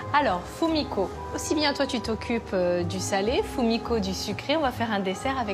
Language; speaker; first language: French; native; French